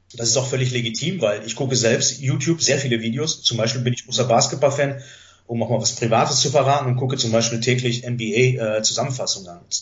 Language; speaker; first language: German; early bilingual, other home language; Greek